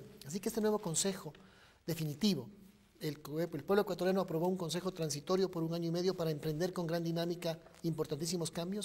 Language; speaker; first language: Spanish; native; Spanish